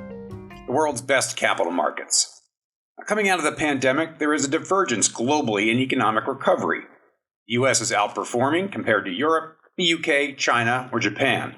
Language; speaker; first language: English; native; English